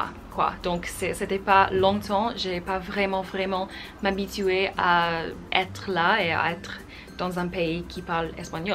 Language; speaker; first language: French; non-native, fluent; English